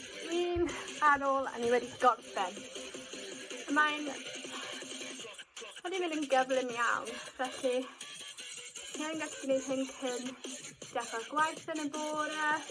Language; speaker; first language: Welsh; non-native, local second language; English